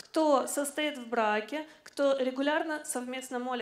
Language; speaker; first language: Russian; native; Russian